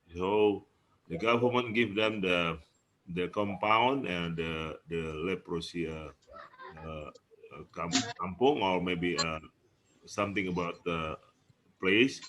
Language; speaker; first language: English; non-native, learner; Indonesian